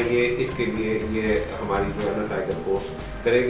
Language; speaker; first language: Urdu; native; Urdu